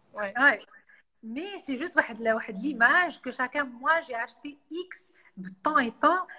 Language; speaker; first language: French; non-native, local second language; Arabic